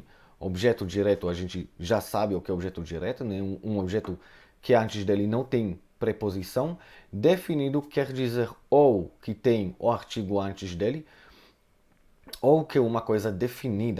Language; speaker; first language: Portuguese; non-native, fluent; Hebrew